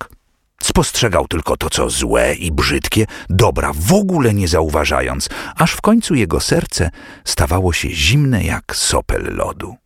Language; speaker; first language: Polish; native; Polish